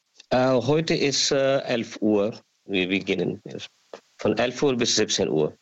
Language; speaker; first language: German; non-native, learner; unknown